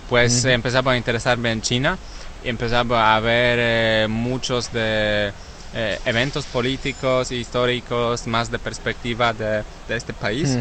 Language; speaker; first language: Spanish; non-native, learner; Polish